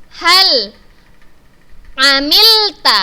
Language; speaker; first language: Arabic; non-native, fluent; Indonesian